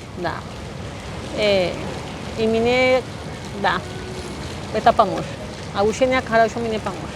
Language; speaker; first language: Russian; non-native, learner; Spanish